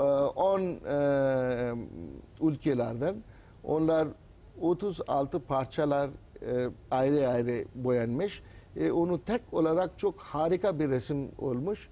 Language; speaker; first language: Turkish; non-native, learner; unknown